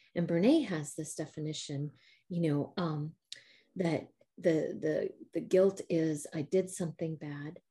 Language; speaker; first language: English; native; English